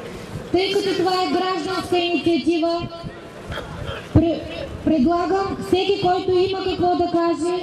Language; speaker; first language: Bulgarian; native; Bulgarian